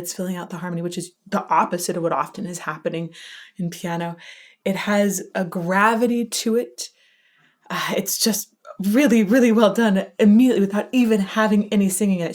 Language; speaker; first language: English; native; English